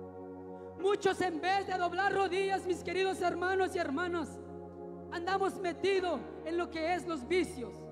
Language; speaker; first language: Spanish; native; Spanish